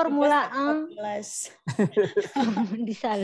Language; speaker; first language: Indonesian; native; Indonesian